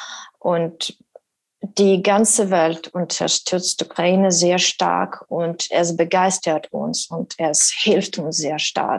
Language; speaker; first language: German; non-native, learner; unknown